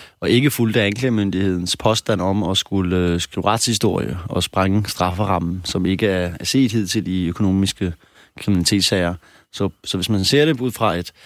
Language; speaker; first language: Danish; early bilingual, other home language; Persian